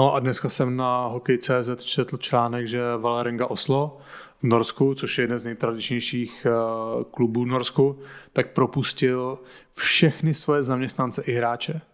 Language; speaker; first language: Czech; native; Czech